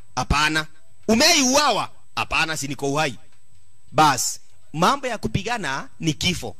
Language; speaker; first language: Swahili; native; Swahili